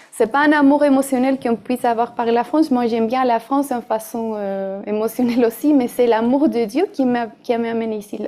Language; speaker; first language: French; non-native, fluent; Spanish